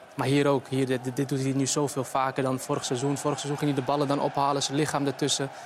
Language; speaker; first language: Dutch; early bilingual, other home language; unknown